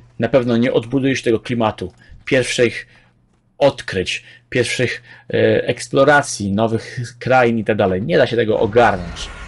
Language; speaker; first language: Polish; native; Polish